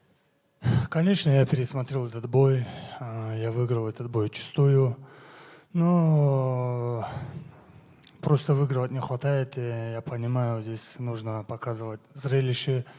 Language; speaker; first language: Russian; non-native, local second language; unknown